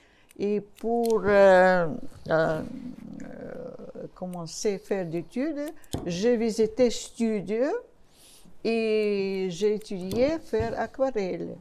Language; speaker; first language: French; non-native, learner; Russian